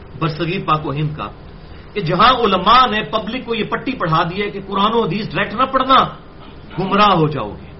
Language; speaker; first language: Urdu; non-native, local second language; Punjabi